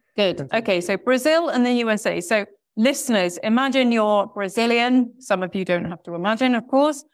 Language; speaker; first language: English; native; English